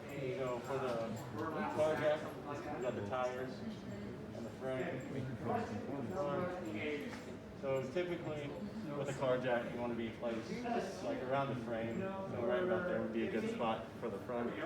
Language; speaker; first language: English; native; English